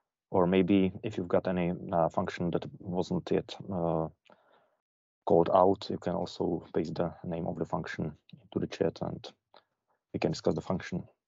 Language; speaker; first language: English; non-native, fluent; Czech